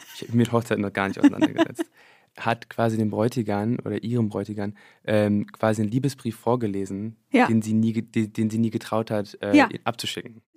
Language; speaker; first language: German; early bilingual, other home language; English